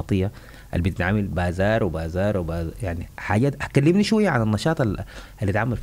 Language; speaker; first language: Arabic; native; Arabic